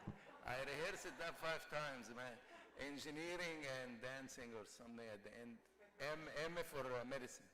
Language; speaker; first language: English; non-native, fluent; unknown